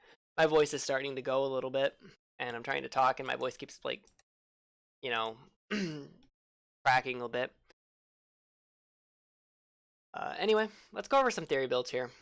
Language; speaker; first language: English; native; English